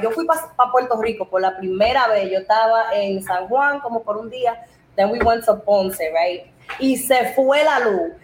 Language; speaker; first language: Spanish; early bilingual, heritage; Spanish